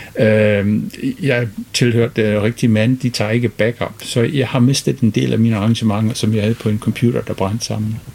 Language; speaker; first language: Danish; non-native, fluent; English